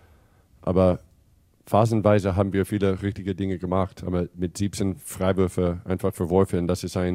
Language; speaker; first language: German; non-native, fluent; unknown